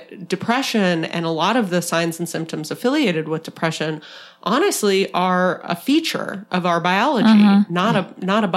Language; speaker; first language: English; native; English